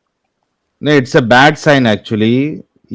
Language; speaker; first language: Hindi; native; Hindi